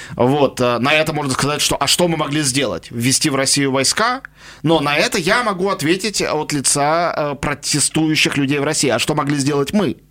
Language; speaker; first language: Russian; native; Russian